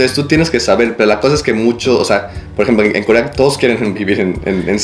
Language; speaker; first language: Spanish; native; Spanish